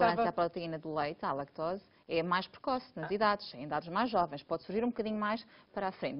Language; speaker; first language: Portuguese; native; Portuguese